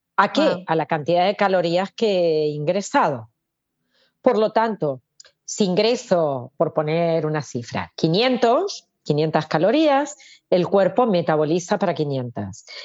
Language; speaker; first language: Spanish; native; Spanish